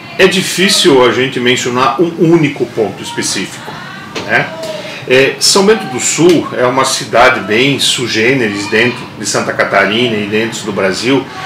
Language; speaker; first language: Portuguese; non-native, local second language; German